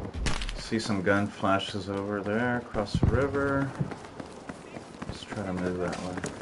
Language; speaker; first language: English; native; English